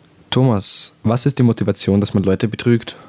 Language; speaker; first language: German; native; German